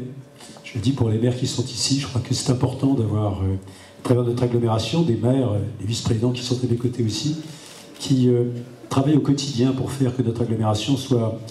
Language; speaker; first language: French; native; French